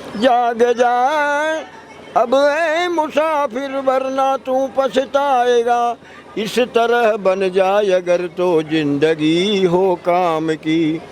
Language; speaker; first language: Hindi; native; Hindi